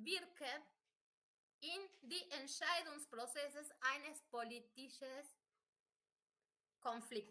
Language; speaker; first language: German; non-native, fluent; Spanish